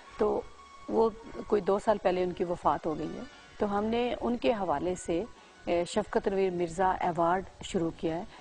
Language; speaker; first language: Urdu; non-native, local second language; Punjabi